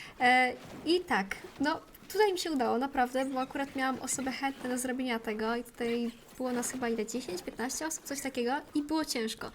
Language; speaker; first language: Polish; native; Polish